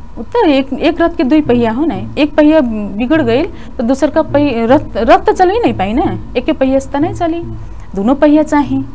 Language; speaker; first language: Bhojpuri; native; Bhojpuri